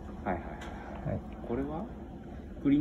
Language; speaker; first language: Japanese; native; Japanese